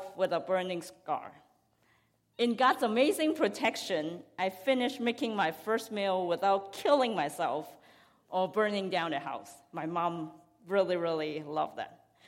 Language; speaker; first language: English; non-native, local second language; Cantonese